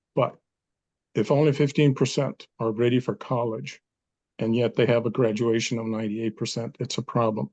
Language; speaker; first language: English; non-native, fluent; Danish